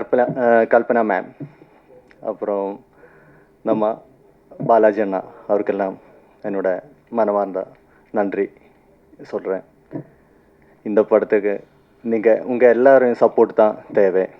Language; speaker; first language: Tamil; non-native, fluent; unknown